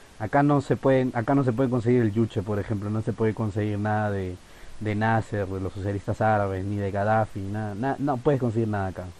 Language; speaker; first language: Spanish; native; Spanish